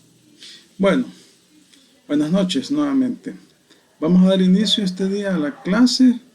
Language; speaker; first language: Spanish; native; Spanish